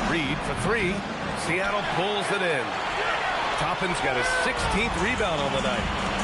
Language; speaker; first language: English; native; English